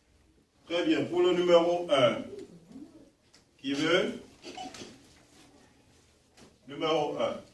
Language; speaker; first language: French; non-native, fluent; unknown